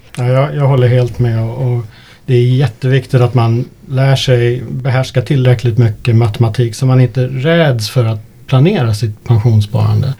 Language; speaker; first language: Swedish; early bilingual, other home language; English